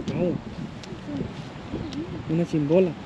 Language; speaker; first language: Spanish; native; Spanish